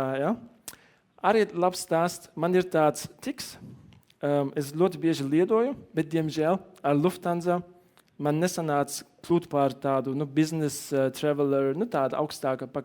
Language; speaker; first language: Latvian; non-native, learner; German